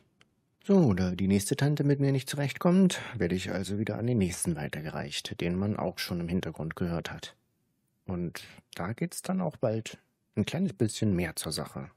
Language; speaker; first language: German; native; German